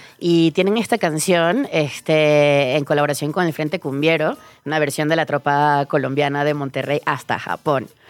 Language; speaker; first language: Spanish; native; Spanish